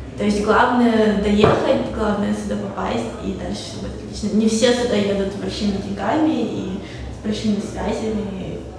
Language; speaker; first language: Russian; native; Russian